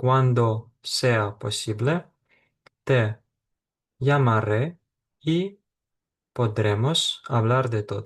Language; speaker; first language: Spanish; non-native, fluent; Ukrainian